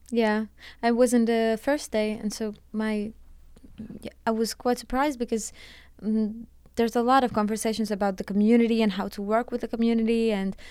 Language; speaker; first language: English; non-native, fluent; Latvian